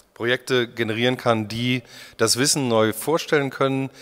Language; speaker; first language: German; native; German